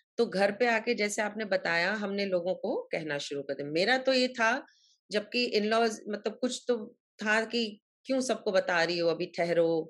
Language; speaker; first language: Hindi; native; Hindi